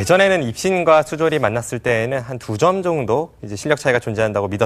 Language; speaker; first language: Korean; native; Korean